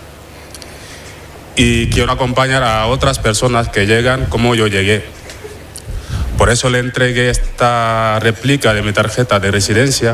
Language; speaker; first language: Spanish; non-native, fluent; Wolof